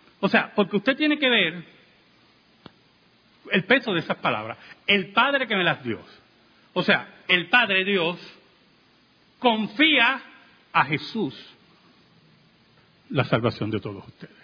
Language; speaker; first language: Spanish; native; Spanish